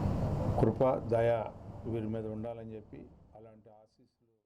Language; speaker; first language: Telugu; native; Telugu